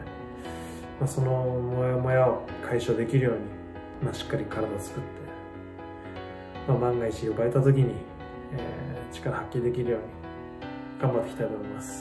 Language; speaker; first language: Japanese; native; Japanese